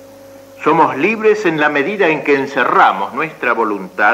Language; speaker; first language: Spanish; native; Spanish